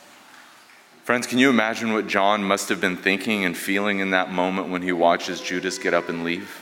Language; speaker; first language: English; native; English